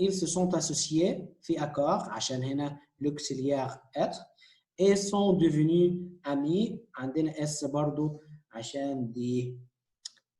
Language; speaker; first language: French; non-native, fluent; Arabic